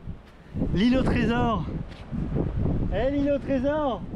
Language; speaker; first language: French; native; French